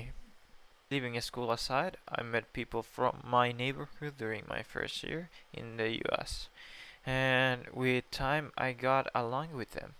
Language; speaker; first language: English; non-native, fluent; Spanish